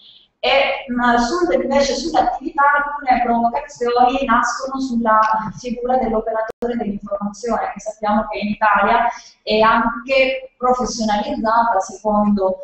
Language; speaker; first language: Italian; native; Italian